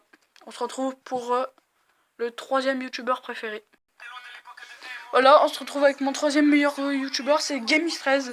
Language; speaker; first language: French; native; French